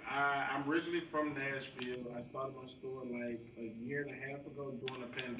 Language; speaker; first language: English; native; English